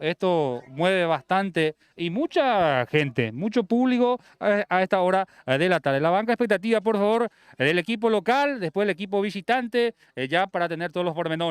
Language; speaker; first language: Spanish; native; Spanish